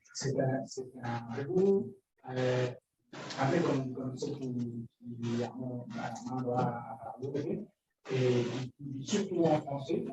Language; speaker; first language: French; non-native, fluent; Spanish